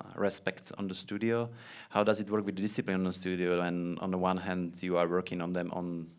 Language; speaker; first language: English; non-native, learner; Slovak